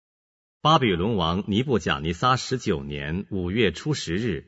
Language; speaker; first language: Chinese; native; Chinese